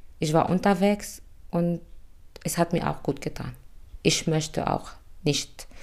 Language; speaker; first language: German; non-native, fluent; Arabic